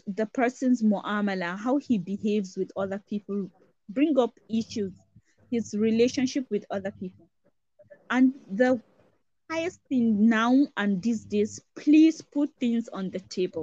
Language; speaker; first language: English; non-native, local second language; Hausa